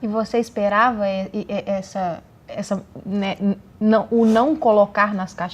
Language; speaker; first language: Portuguese; native; Portuguese